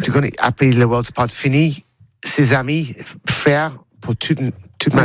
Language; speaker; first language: French; non-native, learner; English